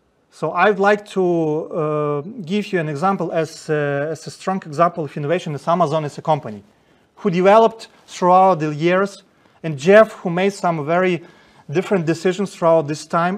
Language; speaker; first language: English; non-native, fluent; Ukrainian